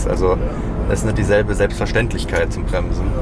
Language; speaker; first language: German; native; German